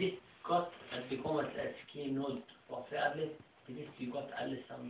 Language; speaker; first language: Danish; non-native, fluent; Arabic